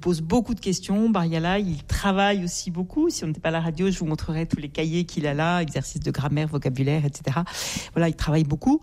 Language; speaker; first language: French; native; French